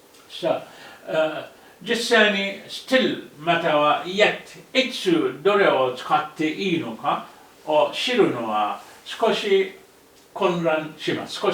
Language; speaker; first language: Japanese; non-native, fluent; Arabic